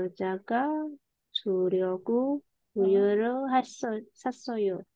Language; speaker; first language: Korean; non-native, learner; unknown